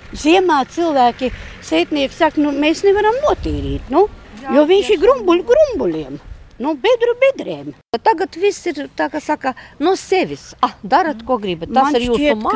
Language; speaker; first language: Latvian; non-native, local second language; Russian